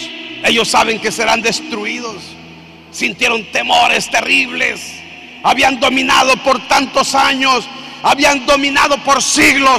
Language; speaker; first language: Spanish; native; Spanish